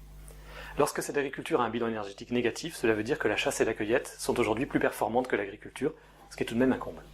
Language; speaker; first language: French; native; French